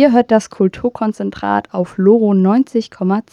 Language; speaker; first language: German; native; German